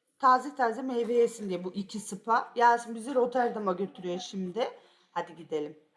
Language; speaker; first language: Turkish; native; Turkish